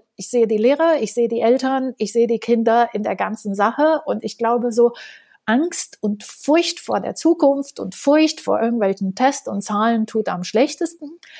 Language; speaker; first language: German; non-native, fluent; Romanian